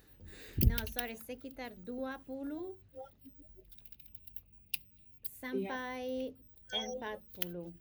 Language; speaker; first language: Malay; non-native, learner; English